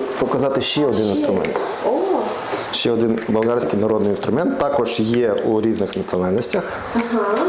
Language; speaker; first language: Ukrainian; non-native, local second language; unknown